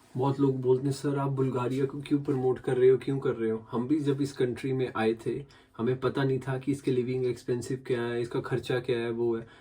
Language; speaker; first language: Hindi; native; Hindi